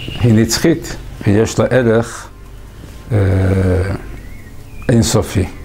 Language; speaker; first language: Hebrew; early bilingual, heritage; English